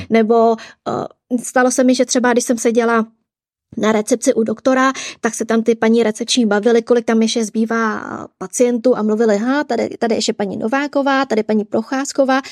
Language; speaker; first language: Czech; early bilingual, other home language; Vietnamese